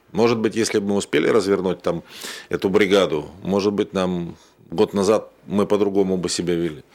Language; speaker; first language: Russian; native; Russian